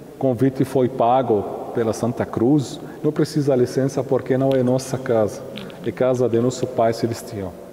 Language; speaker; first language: Portuguese; non-native, fluent; Arabic